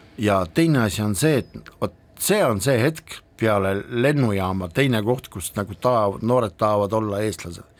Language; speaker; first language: Estonian; non-native, local second language; Russian